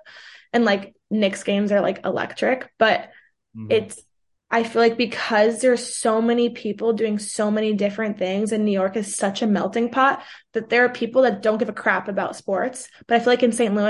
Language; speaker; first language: English; early bilingual, other home language; Portuguese